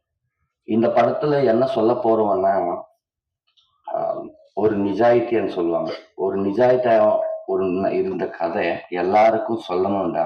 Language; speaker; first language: Tamil; non-native, learner; Telugu